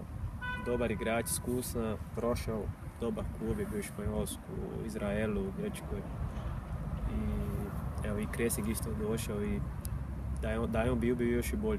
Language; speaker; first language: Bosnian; non-native, fluent; Portuguese